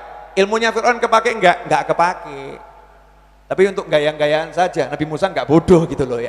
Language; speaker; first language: Indonesian; native; Indonesian